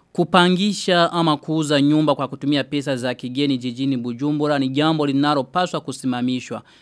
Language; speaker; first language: Swahili; non-native, local second language; Rundi